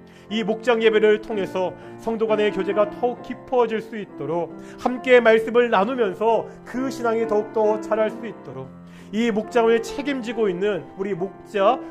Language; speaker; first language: Korean; native; Korean